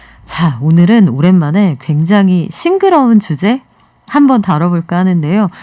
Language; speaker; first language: Korean; native; Korean